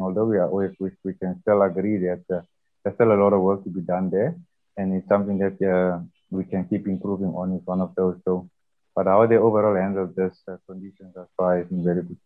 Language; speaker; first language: English; non-native, local second language; Afrikaans